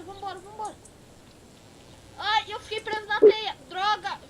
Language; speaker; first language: Portuguese; native; Portuguese